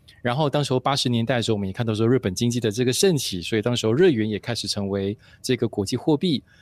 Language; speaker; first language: Chinese; native; Chinese